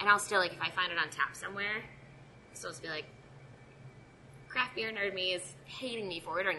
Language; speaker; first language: English; native; English